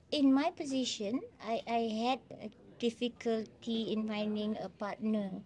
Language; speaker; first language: English; non-native, local second language; Malay